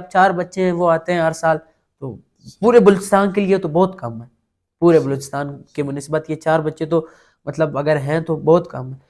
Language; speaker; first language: Urdu; non-native, local second language; Pashto